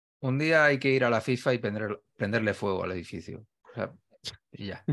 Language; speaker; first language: Spanish; native; Spanish